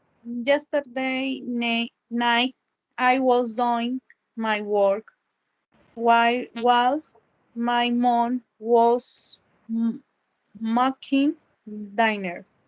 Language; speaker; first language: English; non-native, learner; Spanish